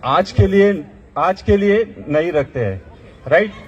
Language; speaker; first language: Hindi; non-native, local second language; Marathi